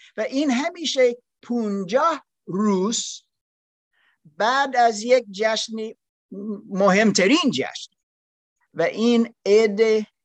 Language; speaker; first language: Persian; non-native, learner; German